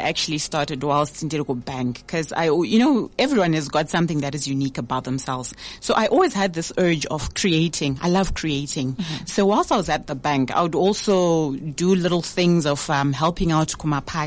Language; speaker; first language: English; non-native, local second language; Shona